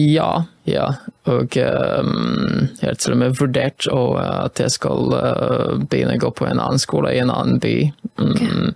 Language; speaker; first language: Norwegian; non-native, fluent; Polish